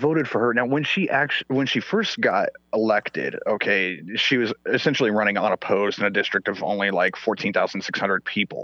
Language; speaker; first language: English; non-native, fluent; Swedish